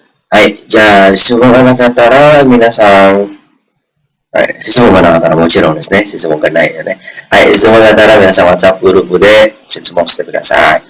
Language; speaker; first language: Japanese; non-native, fluent; Indonesian